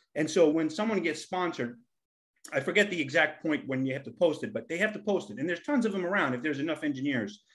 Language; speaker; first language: English; native; English